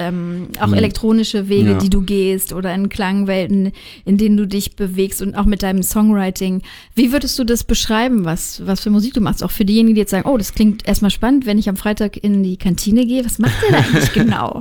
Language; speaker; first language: German; native; German